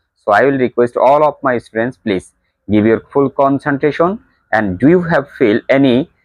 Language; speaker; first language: English; non-native, local second language; Bangla